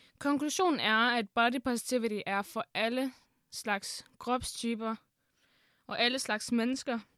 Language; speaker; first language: Danish; early bilingual, other home language; Arabic